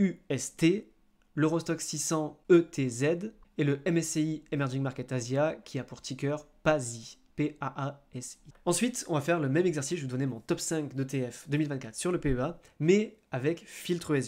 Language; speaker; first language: French; native; French